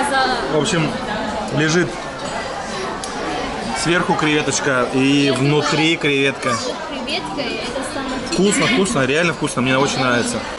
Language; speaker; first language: Russian; native; Russian